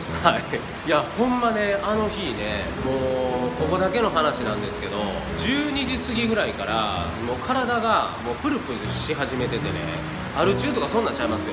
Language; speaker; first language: Japanese; native; Japanese